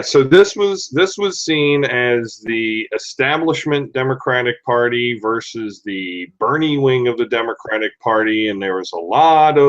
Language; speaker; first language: English; native; English